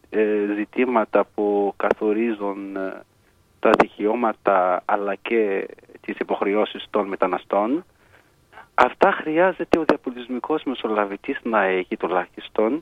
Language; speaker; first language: Greek; non-native, fluent; Arabic